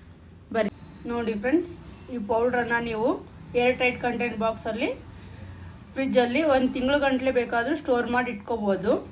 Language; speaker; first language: Kannada; native; Kannada